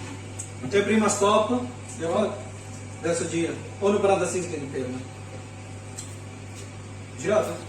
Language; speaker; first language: Italian; non-native, learner; Urdu